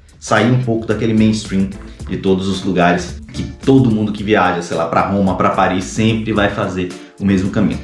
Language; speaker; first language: Portuguese; native; Portuguese